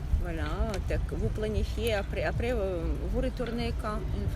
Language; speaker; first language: French; non-native, learner; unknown